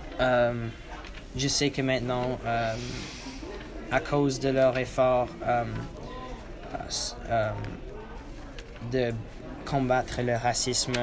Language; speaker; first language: French; non-native, learner; English